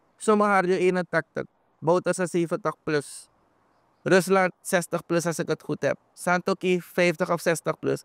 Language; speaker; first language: Dutch; native; Dutch